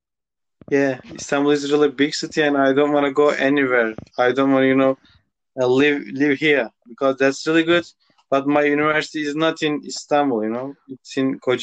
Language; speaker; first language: English; non-native, local second language; Turkish